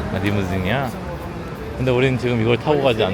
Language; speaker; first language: Korean; native; Korean